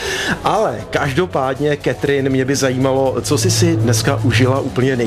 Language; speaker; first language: Czech; native; Czech